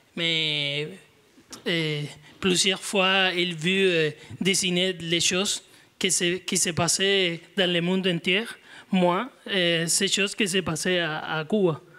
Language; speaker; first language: French; non-native, learner; Spanish